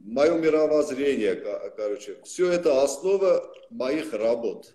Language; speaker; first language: Russian; non-native, local second language; Armenian